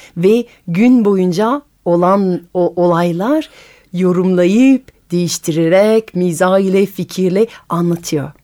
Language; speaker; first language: Turkish; non-native, fluent; French